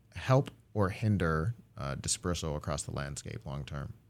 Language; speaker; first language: English; early bilingual, other home language; Japanese